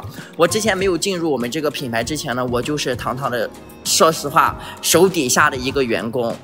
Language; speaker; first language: Chinese; native; Chinese